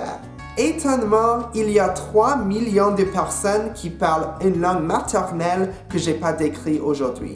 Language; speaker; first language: French; non-native, local second language; English